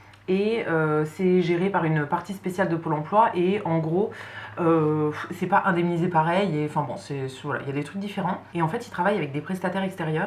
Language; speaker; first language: French; native; French